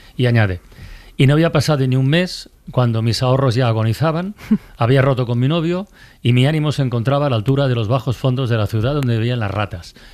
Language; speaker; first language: Spanish; native; Spanish